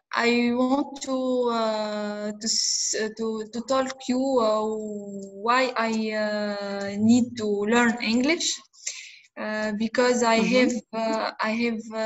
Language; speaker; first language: English; non-native, learner; Arabic